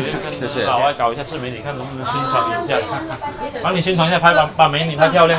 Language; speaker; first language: Chinese; native; Chinese